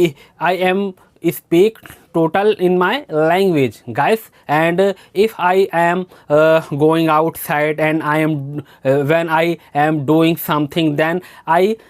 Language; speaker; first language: English; non-native, learner; Hindi